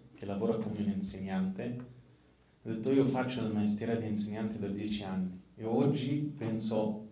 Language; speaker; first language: Italian; non-native, fluent; Arabic